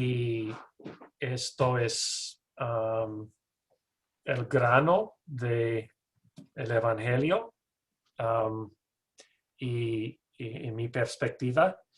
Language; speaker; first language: Spanish; non-native, fluent; English